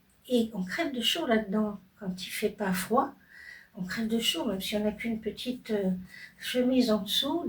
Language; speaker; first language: French; native; French